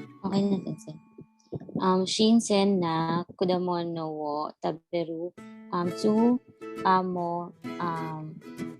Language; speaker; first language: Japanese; non-native, learner; Filipino